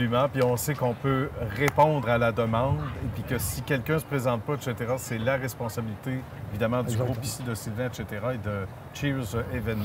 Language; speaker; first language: French; native; French